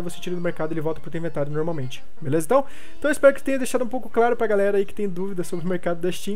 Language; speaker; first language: Portuguese; native; Portuguese